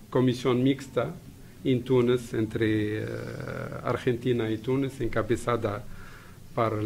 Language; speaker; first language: Spanish; non-native, fluent; Arabic